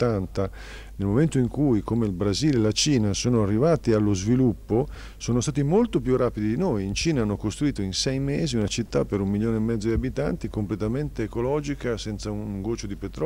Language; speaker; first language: Italian; native; Italian